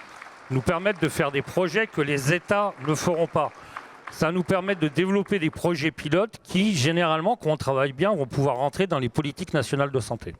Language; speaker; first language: French; native; French